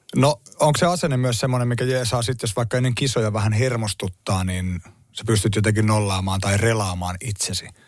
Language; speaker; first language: Finnish; native; Finnish